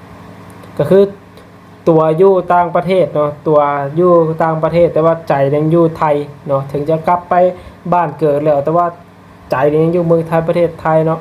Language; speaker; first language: Thai; non-native, local second language; Lao